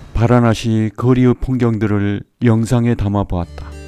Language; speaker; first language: Korean; native; Korean